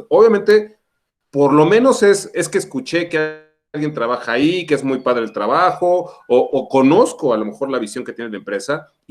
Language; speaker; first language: Spanish; native; Spanish